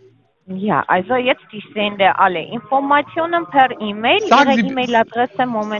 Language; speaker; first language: German; non-native, learner; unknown